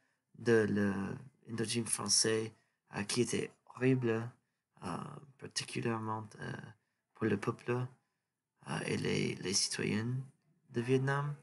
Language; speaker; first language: French; non-native, learner; English